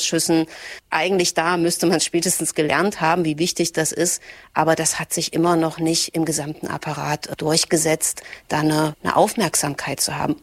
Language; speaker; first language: German; native; German